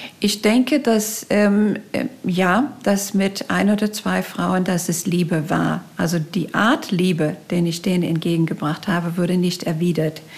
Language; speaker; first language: German; non-native, fluent; English